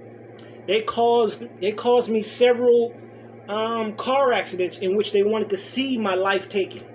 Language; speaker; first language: English; native; English